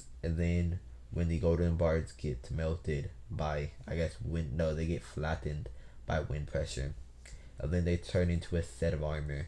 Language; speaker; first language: English; native; English